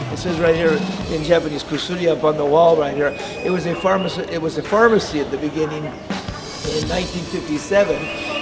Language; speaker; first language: English; native; English